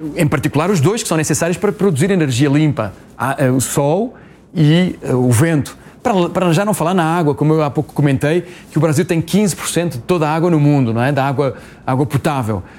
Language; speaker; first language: Portuguese; native; Portuguese